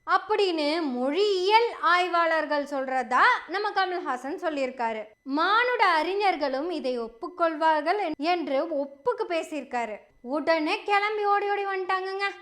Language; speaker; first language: Tamil; native; Tamil